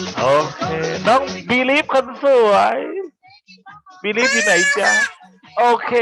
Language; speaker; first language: Thai; native; Thai